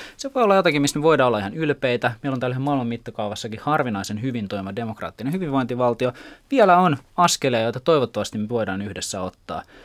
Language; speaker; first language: Finnish; native; Finnish